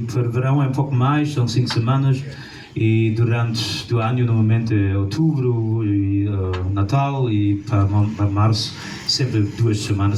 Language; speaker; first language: Portuguese; non-native, learner; German